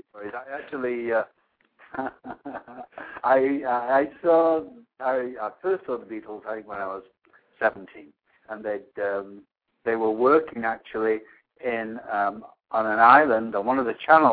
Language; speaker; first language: English; native; English